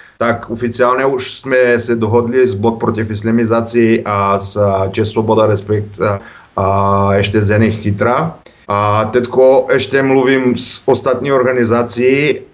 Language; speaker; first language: Czech; non-native, learner; Bulgarian